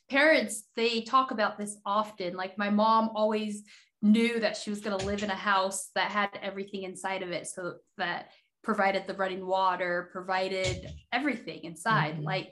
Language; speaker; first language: English; early bilingual, other home language; Haitian Creole